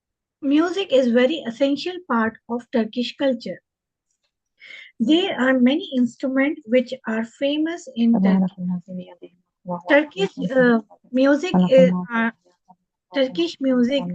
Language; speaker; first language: English; non-native, local second language; Hindi